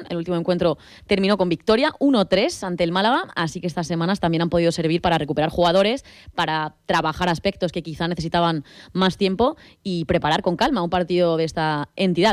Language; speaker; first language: Spanish; native; Spanish